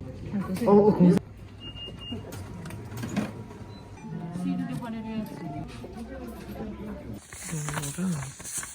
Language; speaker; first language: Japanese; native; Japanese